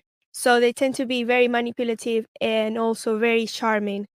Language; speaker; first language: English; non-native, fluent; Spanish